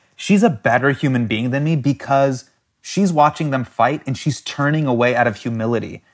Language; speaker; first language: English; native; English